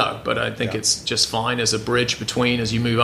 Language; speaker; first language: English; native; English